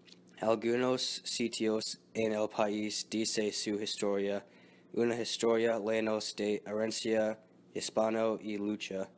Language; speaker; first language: Spanish; non-native, learner; English